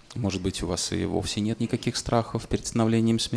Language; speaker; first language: Russian; native; Russian